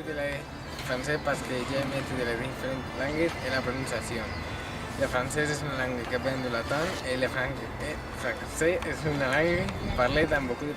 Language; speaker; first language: French; non-native, learner; Spanish